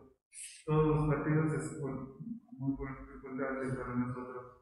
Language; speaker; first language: Spanish; non-native, learner; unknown